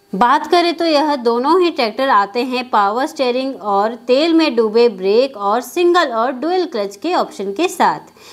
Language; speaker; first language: Hindi; native; Hindi